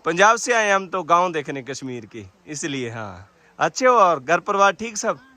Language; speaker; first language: Hindi; non-native, local second language; Punjabi